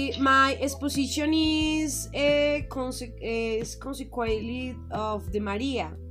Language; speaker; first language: English; non-native, learner; Spanish